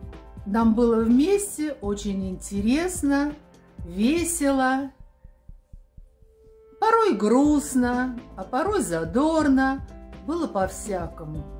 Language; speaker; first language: Russian; native; Russian